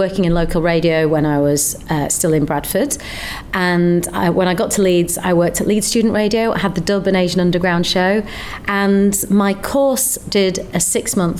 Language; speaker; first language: English; native; English